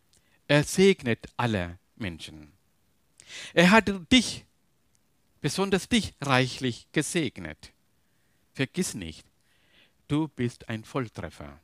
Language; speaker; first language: German; non-native, learner; Tamil